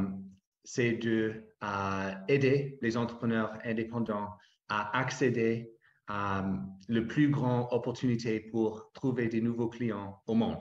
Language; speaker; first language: French; non-native, fluent; English